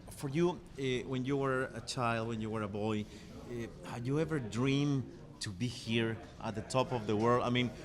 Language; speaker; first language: English; non-native, fluent; Spanish